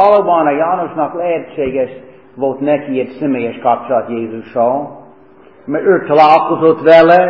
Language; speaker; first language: Hungarian; non-native, fluent; English